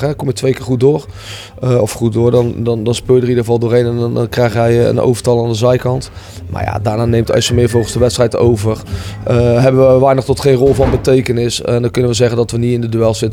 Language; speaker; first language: Dutch; native; Dutch